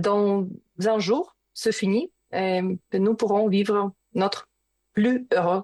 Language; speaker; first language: French; non-native, learner; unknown